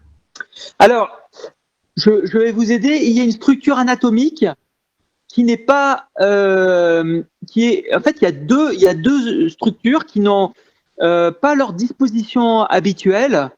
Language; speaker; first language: French; native; French